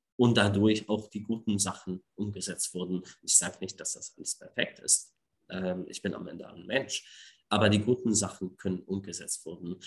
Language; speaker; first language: German; non-native, fluent; Arabic